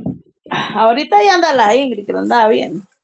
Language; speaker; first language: Spanish; native; Spanish